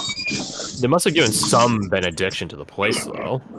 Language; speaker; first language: English; native; English